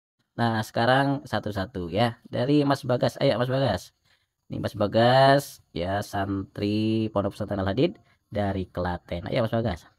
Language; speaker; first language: Indonesian; native; Indonesian